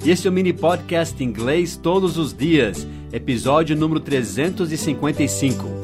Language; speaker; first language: Portuguese; non-native, fluent; English